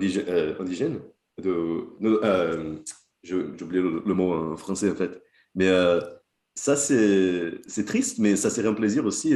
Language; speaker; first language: French; non-native, fluent; Portuguese